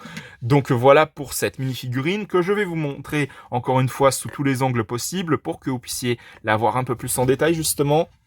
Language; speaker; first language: French; native; French